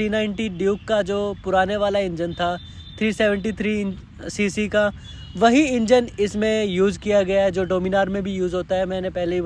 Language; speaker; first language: Hindi; native; Hindi